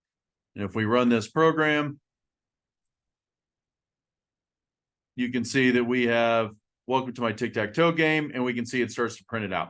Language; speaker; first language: English; native; English